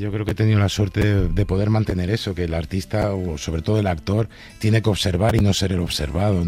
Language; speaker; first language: Spanish; native; Spanish